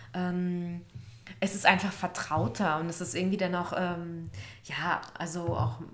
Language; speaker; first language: German; native; German